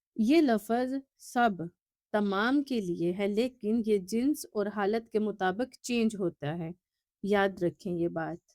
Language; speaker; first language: Urdu; native; Urdu